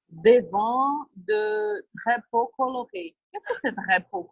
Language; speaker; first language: French; non-native, learner; Portuguese